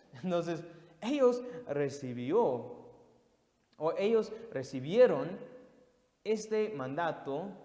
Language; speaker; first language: Spanish; non-native, fluent; English